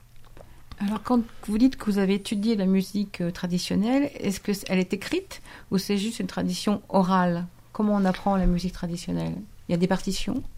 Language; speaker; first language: French; native; French